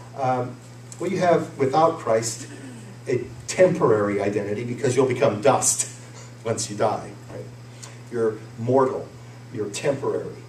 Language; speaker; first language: English; native; English